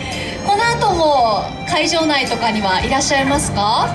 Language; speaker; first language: Japanese; native; Japanese